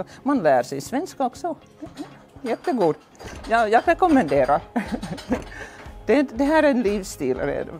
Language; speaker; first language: Swedish; non-native, local second language; Finnish